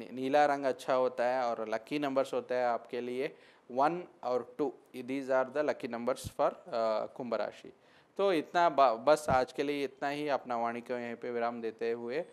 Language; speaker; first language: Hindi; non-native, local second language; Kannada